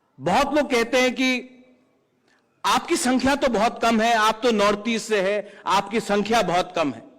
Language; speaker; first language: Hindi; non-native, local second language; Kok Borok